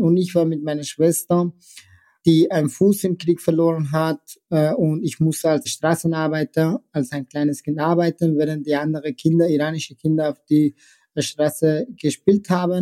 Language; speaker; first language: German; non-native, fluent; Persian